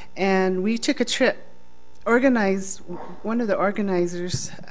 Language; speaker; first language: English; native; English